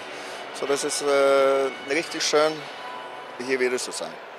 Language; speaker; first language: German; non-native, fluent; Norwegian